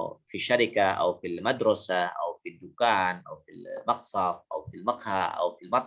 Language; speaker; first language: Arabic; non-native, fluent; Indonesian